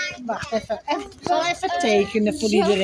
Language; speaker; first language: Dutch; native; Dutch